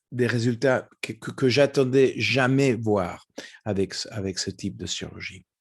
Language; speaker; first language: French; non-native, fluent; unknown